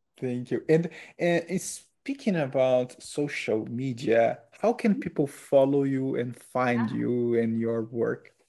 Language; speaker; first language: English; non-native, learner; Portuguese